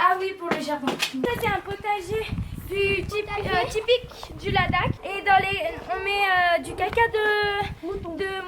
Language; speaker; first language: French; early bilingual, heritage; French